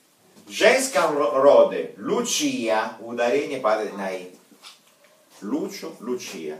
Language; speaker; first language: Russian; non-native, fluent; Italian